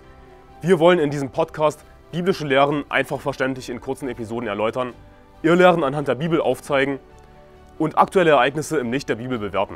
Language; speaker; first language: German; native; German